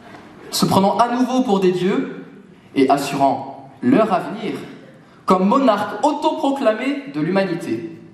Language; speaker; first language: French; native; French